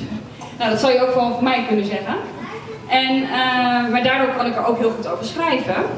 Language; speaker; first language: Dutch; native; Dutch